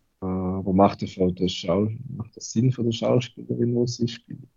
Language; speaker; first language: German; native; German